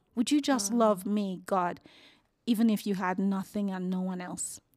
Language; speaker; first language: English; non-native, local second language; Yoruba